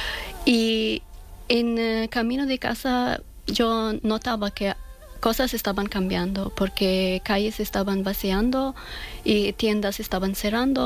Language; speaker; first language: Spanish; non-native, learner; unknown